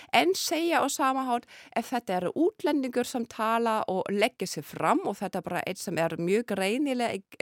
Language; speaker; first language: Icelandic; non-native, fluent; German